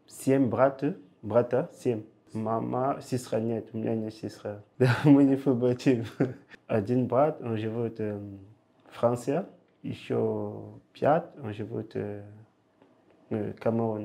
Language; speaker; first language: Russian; non-native, learner; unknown